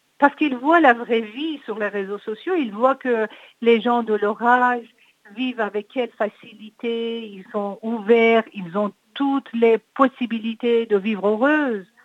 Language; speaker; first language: French; non-native, fluent; Persian